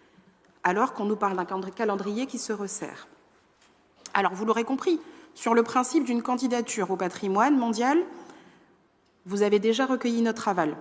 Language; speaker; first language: French; native; French